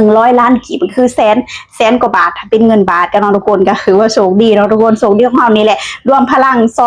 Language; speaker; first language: Thai; non-native, local second language; Lao